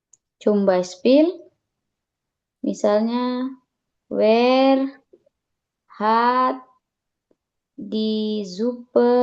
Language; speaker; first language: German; non-native, learner; Indonesian